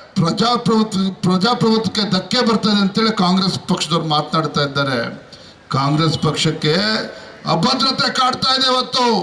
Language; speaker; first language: Kannada; native; Kannada